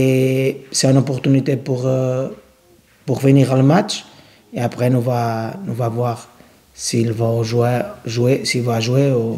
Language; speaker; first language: French; non-native, learner; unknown